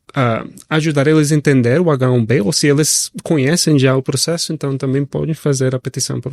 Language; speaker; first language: Portuguese; non-native, fluent; Spanish